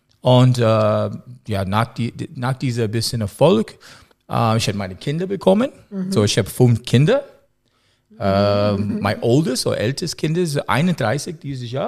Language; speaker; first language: German; non-native, learner; English